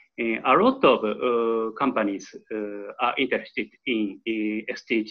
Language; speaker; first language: English; non-native, learner; Japanese